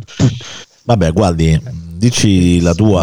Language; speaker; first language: Italian; native; Italian